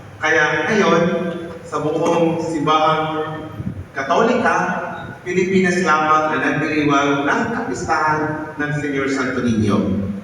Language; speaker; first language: Filipino; non-native, local second language; Cebuano